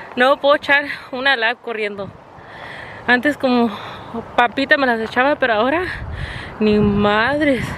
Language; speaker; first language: Spanish; early bilingual, heritage; Spanish